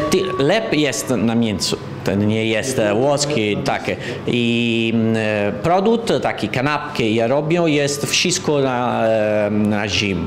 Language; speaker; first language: Polish; non-native, learner; Italian